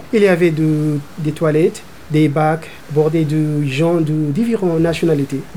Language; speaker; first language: French; non-native, learner; Arabic